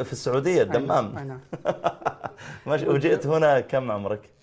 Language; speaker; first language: Arabic; native; Arabic